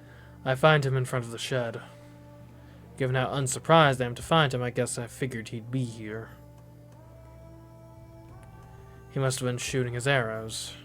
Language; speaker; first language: English; native; English